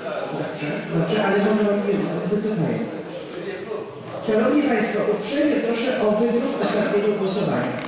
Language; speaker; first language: Polish; native; Polish